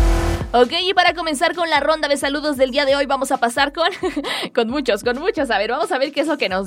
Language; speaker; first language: Spanish; native; Spanish